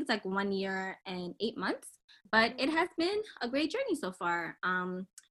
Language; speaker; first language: English; non-native, local second language; French